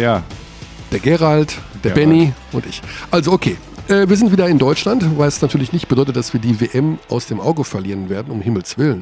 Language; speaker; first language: German; native; German